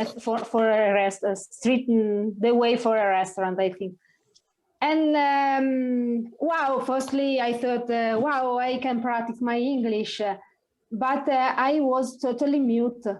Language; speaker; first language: English; non-native, learner; Italian